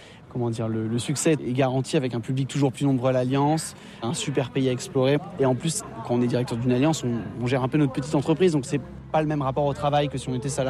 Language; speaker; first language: French; native; French